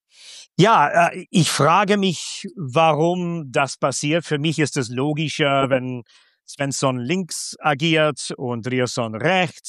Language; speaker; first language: German; non-native, fluent; English